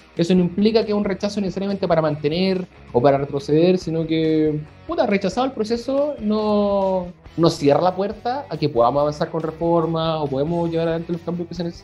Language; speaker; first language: Spanish; native; Spanish